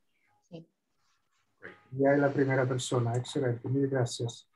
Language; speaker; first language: Spanish; non-native, fluent; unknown